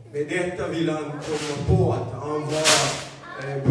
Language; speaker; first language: Swedish; non-native, fluent; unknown